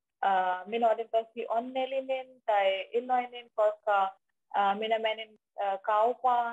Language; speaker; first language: Finnish; non-native, learner; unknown